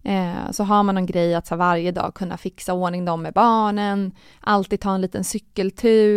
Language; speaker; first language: Swedish; native; Swedish